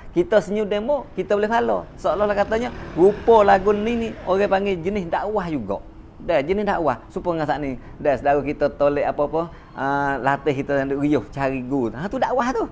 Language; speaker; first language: Malay; native; Malay